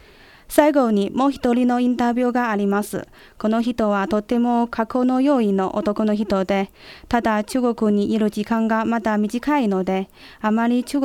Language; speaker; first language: Japanese; non-native, fluent; Chinese